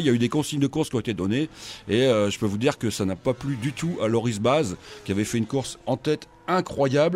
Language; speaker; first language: French; native; French